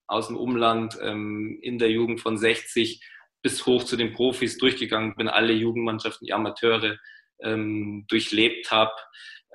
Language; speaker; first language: German; native; German